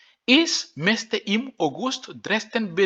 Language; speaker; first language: German; non-native, fluent; French